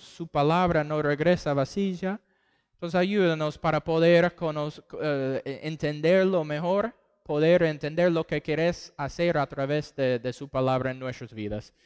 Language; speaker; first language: Spanish; non-native, fluent; English